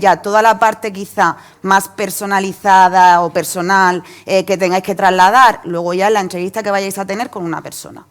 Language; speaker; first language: Spanish; native; Spanish